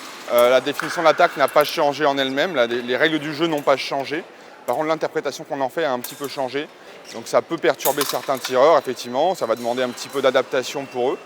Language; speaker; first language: French; native; French